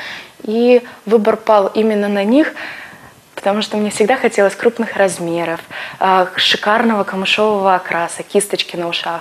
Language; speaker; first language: Russian; native; Russian